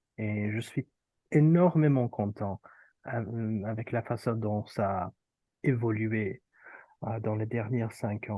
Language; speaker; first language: French; non-native, fluent; Urdu